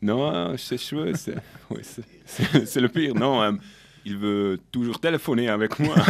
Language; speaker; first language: French; non-native, local second language; German